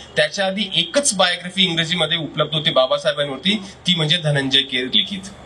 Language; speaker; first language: Marathi; non-native, local second language; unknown